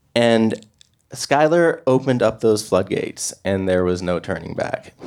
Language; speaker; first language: English; native; English